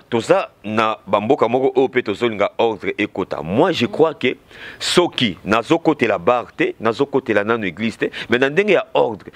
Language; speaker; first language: Lingala; native; Lingala